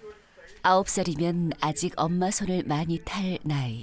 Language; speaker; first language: Korean; native; Korean